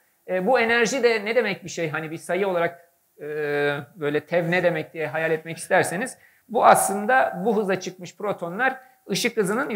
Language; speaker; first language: Turkish; native; Turkish